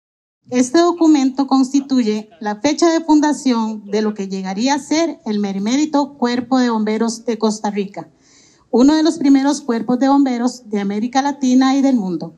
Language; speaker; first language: Spanish; native; Spanish